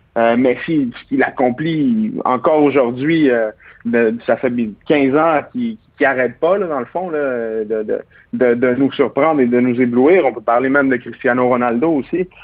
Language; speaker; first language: French; early bilingual, other home language; Spanish